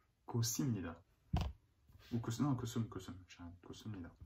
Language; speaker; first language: Korean; non-native, learner; French